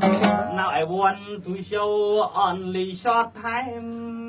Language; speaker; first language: English; non-native, learner; Khmer